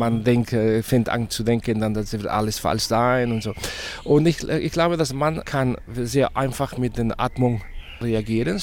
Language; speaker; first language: German; non-native, fluent; Spanish